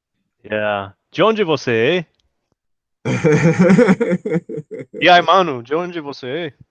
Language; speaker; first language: Portuguese; non-native, learner; English